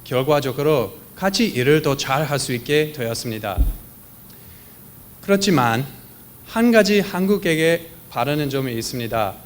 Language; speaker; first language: Korean; non-native, fluent; English